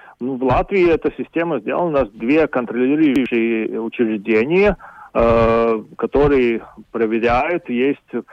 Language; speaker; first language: Russian; non-native, local second language; Latvian